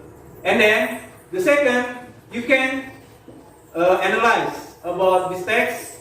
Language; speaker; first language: English; non-native, learner; Indonesian